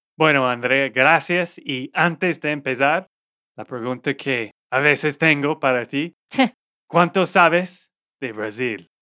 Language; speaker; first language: Spanish; non-native, fluent; English